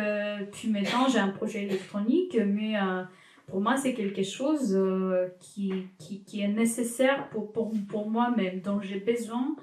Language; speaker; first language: French; non-native, fluent; Ukrainian